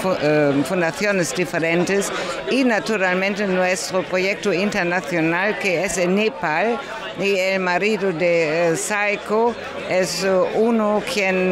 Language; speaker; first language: Spanish; non-native, learner; German